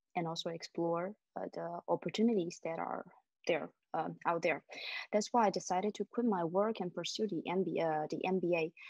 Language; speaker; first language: English; non-native, fluent; Chinese